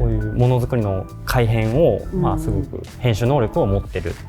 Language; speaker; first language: Japanese; native; Japanese